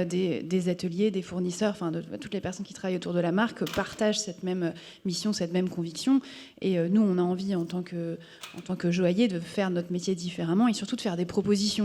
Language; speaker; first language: French; native; French